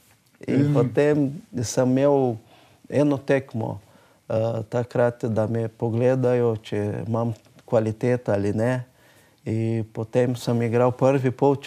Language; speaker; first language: Slovenian; non-native, learner; Portuguese